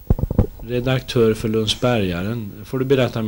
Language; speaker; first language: Swedish; native; Swedish